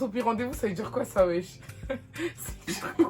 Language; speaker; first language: French; native; French